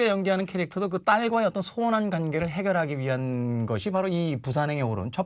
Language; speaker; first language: Korean; native; Korean